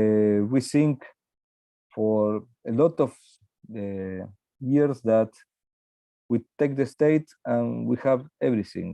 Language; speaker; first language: English; non-native, learner; Spanish